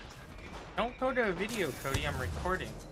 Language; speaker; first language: English; native; English